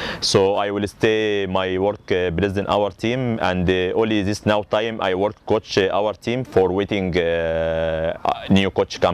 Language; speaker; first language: English; non-native, learner; Arabic